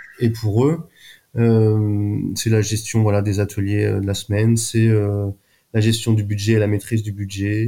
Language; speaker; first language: French; native; French